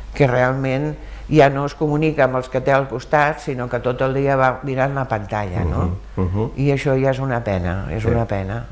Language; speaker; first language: Catalan; early bilingual, other home language; German